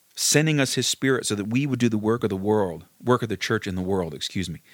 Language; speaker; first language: English; native; English